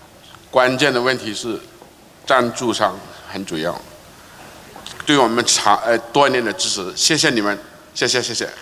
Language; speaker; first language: Chinese; non-native, local second language; Cantonese